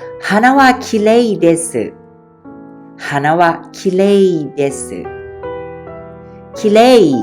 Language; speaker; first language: Japanese; non-native, fluent; Thai